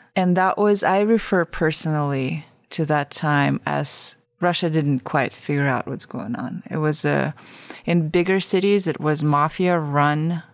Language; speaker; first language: English; non-native, fluent; Russian